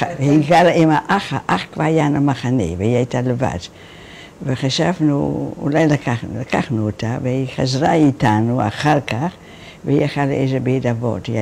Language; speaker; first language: Hebrew; non-native, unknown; Dutch